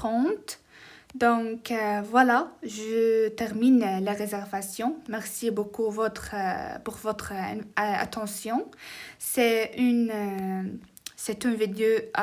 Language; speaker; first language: French; non-native, learner; Arabic